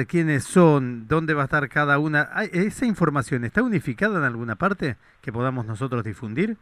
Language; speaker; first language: Spanish; native; Spanish